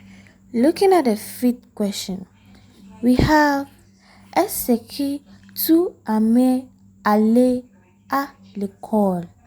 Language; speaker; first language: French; non-native, fluent; English